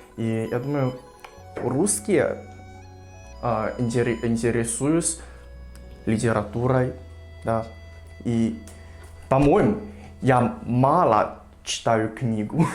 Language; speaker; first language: Russian; non-native, learner; Chinese